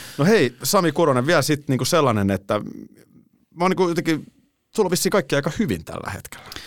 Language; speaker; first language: Finnish; native; Finnish